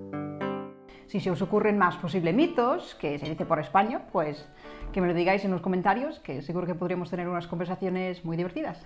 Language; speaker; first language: Spanish; non-native, fluent; English